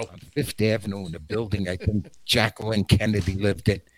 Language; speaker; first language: English; native; English